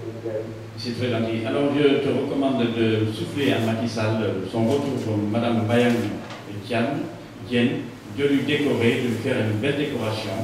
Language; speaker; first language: French; non-native, local second language; Wolof